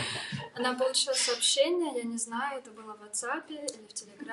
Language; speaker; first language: Russian; native; Russian